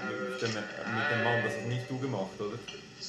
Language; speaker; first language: German; native; German